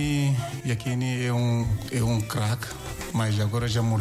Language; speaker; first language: Portuguese; non-native, learner; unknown